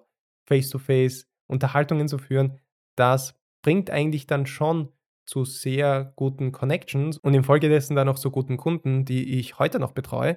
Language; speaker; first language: German; native; German